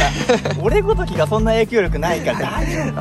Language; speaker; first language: Japanese; native; Japanese